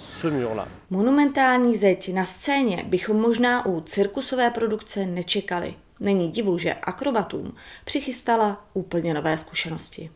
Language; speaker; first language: Czech; native; Czech